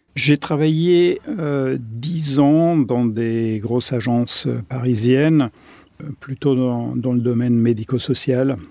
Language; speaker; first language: French; non-native, fluent; German